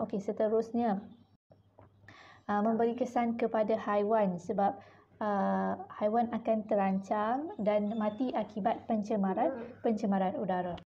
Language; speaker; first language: Malay; native; Malay